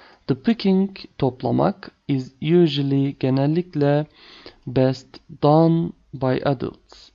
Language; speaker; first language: English; non-native, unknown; Turkish